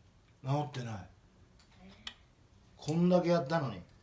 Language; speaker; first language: Japanese; native; Japanese